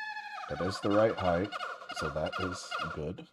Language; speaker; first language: English; native; English